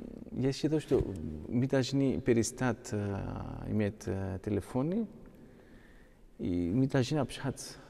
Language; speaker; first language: Russian; non-native, fluent; Greek